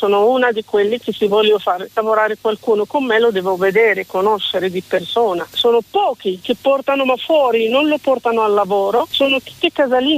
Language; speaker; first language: Italian; non-native, fluent; Arabic